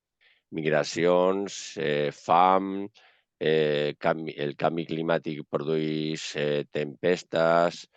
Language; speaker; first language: Catalan; non-native, local second language; Spanish